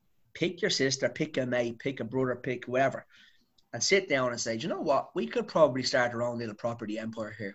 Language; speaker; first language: English; native; English